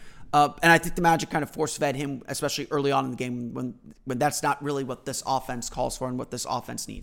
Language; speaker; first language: English; native; English